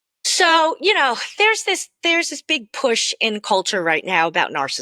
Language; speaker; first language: English; native; English